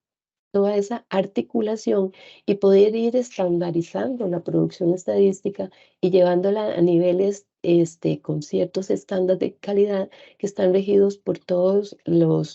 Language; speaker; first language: Spanish; native; Spanish